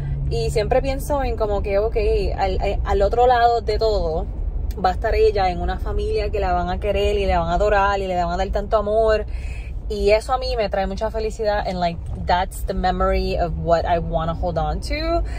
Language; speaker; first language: Spanish; native; Spanish